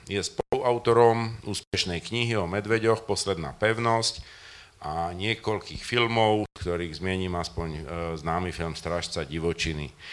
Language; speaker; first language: Slovak; native; Slovak